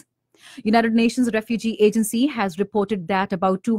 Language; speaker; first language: English; non-native, local second language; Urdu